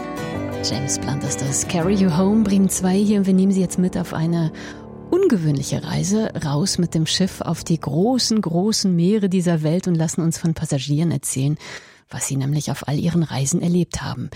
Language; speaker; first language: German; native; German